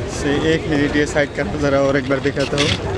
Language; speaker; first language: Hindi; non-native, local second language; Assamese